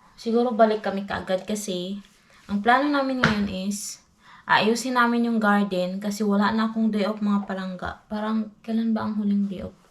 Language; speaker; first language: Filipino; non-native, local second language; Cebuano